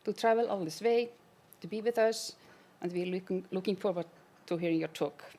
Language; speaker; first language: English; non-native, fluent; Icelandic